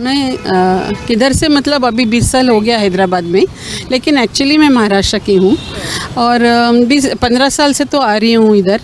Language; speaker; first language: Hindi; non-native, local second language; Marathi